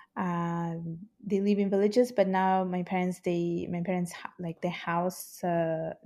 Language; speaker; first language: English; early bilingual, heritage; Italian